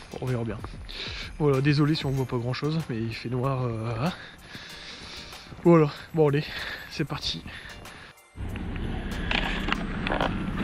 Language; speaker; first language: French; native; French